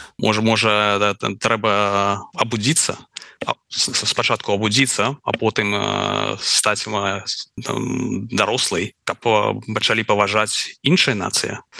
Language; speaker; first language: Belarusian; non-native, local second language; Russian